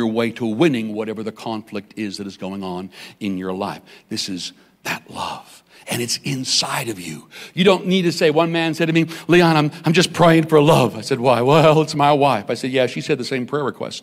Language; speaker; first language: English; native; English